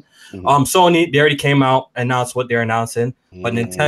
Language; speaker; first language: English; native; English